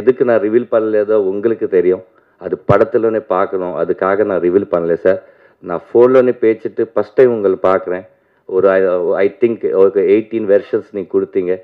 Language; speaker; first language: Tamil; non-native, learner; Telugu